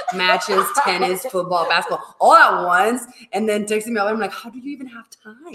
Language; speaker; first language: English; non-native, fluent; Spanish